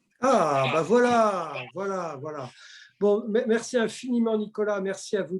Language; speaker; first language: French; native; French